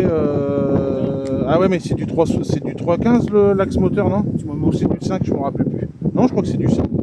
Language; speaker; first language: French; native; French